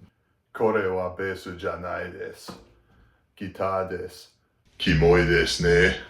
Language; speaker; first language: Japanese; non-native, learner; English